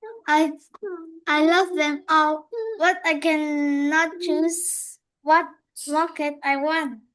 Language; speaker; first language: English; non-native, learner; Vietnamese